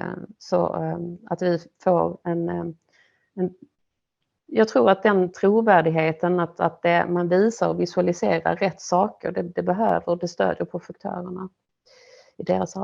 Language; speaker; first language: Swedish; native; Swedish